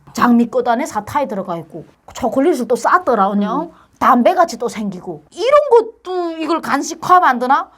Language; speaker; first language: Korean; native; Korean